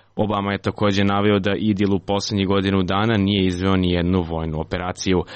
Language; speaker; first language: Serbian; native; Serbian